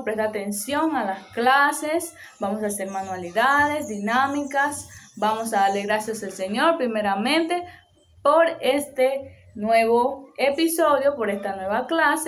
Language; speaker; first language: Spanish; native; Spanish